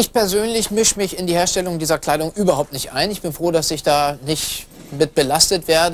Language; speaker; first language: German; native; German